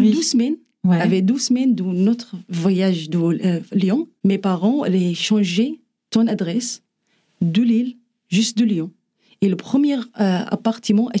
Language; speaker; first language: French; non-native, learner; Arabic